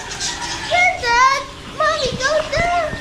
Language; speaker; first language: English; non-native, local second language; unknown